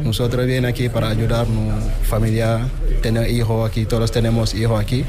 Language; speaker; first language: Spanish; non-native, learner; Wolof